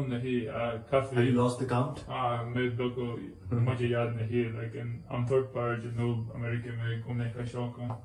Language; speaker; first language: Hindi; non-native, learner; English